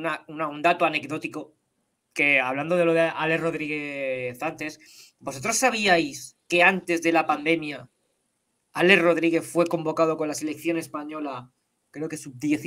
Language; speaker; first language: Spanish; native; Spanish